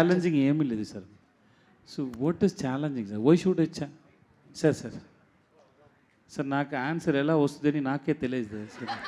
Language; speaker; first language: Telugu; non-native, learner; Tamil